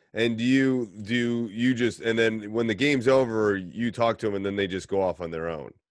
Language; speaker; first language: English; native; English